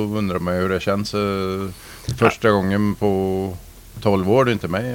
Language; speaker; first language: Swedish; native; Swedish